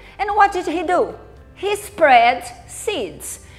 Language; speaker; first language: English; non-native, fluent; Portuguese